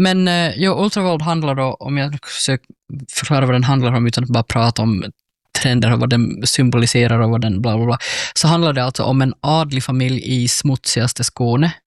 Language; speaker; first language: Swedish; native; Swedish